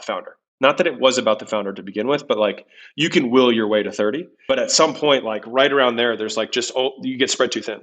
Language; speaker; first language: English; native; English